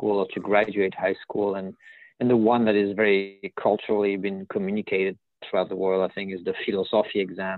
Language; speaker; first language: English; non-native, fluent; French